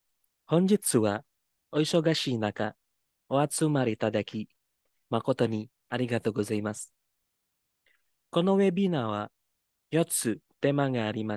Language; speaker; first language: Japanese; non-native, fluent; Indonesian